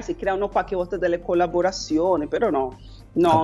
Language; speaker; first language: Italian; non-native, fluent; Spanish